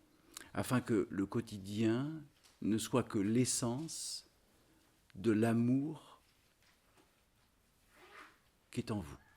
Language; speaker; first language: French; native; French